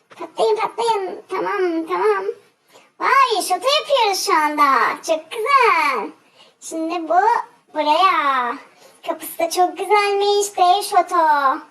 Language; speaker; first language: Turkish; native; Turkish